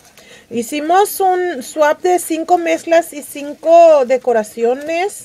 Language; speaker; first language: Spanish; early bilingual, heritage; Spanish